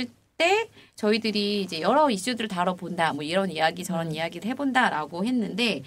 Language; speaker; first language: Korean; native; Korean